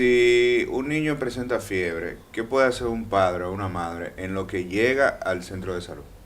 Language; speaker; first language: Spanish; native; Spanish